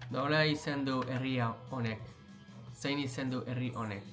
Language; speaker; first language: Basque; non-native, learner; English